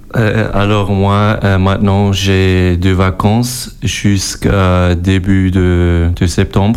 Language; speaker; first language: French; non-native, local second language; German